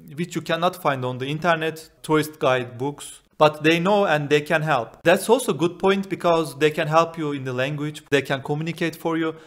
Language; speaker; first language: English; non-native, fluent; Turkish